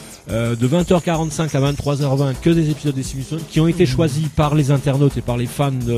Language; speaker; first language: French; native; French